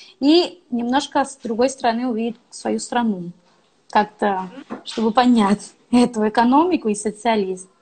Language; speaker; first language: Russian; non-native, fluent; Spanish